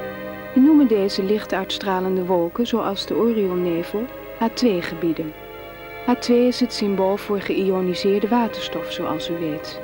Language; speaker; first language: Dutch; native; Dutch